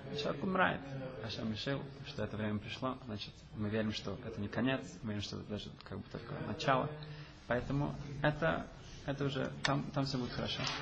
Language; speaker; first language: Russian; early bilingual, heritage; Russian